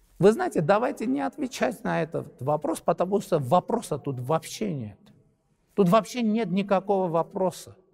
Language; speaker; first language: Russian; non-native, local second language; Armenian